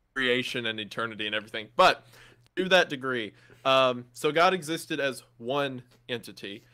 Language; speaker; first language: English; native; English